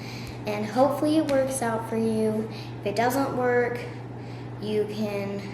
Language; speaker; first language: English; native; English